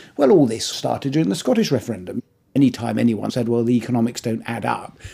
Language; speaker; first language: English; early bilingual, other home language; Persian